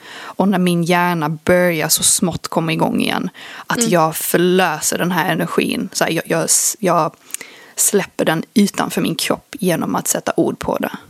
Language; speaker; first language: Swedish; early bilingual, other home language; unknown